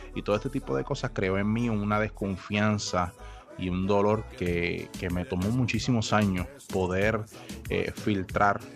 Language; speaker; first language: Spanish; native; Spanish